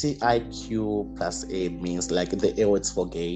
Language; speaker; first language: English; non-native, local second language; Nyanja